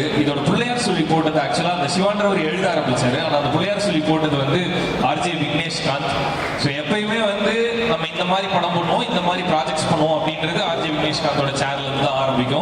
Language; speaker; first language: Tamil; native; Tamil